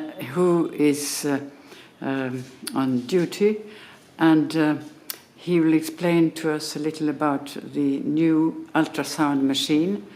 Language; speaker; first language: English; non-native, fluent; French